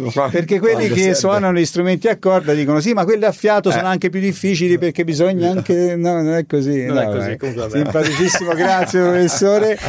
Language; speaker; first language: Italian; native; Italian